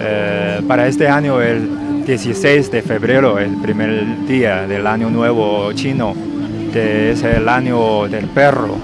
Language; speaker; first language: Spanish; non-native, learner; Chinese